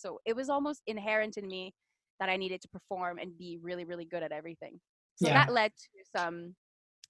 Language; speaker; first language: English; non-native, fluent; French